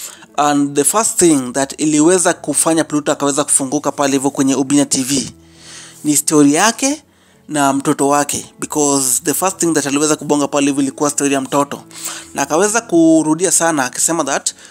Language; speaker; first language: Swahili; non-native, local second language; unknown